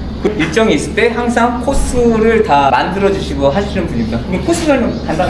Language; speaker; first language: Korean; native; Korean